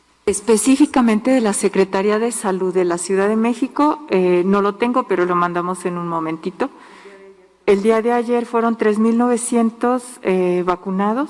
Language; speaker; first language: Spanish; native; Spanish